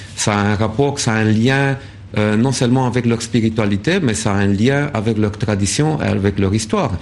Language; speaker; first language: French; non-native, fluent; Romanian